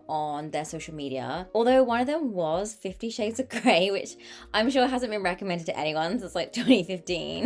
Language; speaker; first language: English; native; English